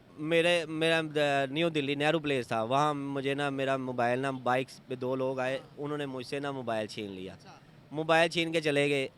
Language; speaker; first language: Urdu; non-native, local second language; Punjabi